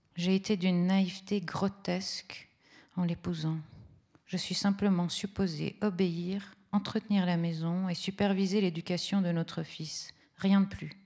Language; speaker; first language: French; early bilingual, other home language; Italian